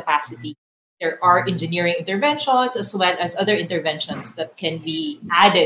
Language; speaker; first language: English; non-native, local second language; Cebuano